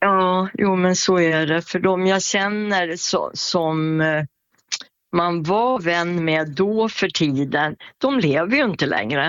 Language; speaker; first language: Swedish; native; Swedish